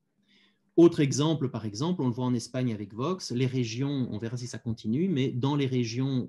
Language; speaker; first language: French; native; French